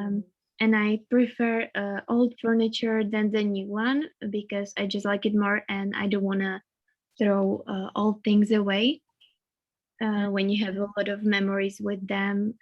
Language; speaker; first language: English; non-native, learner; Czech